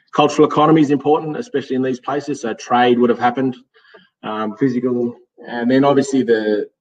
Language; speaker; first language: English; native; English